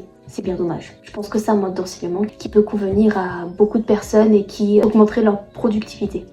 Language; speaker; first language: French; native; French